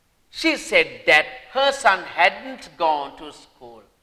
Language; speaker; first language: English; non-native, local second language; Sinhala